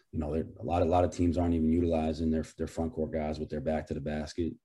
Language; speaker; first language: English; native; English